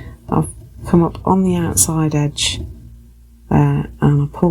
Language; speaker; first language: English; native; English